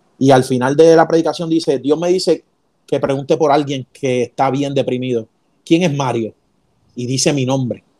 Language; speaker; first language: Spanish; native; Spanish